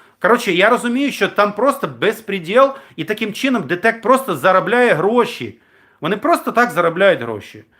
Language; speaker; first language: Ukrainian; non-native, local second language; Russian